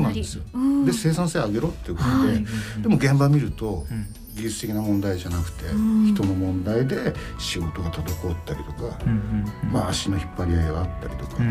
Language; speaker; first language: Japanese; native; Japanese